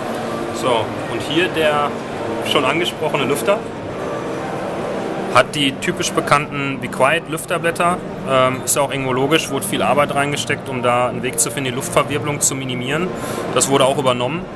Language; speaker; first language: German; native; German